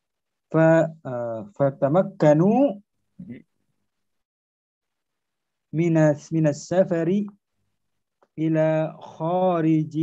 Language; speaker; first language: Arabic; non-native, learner; Indonesian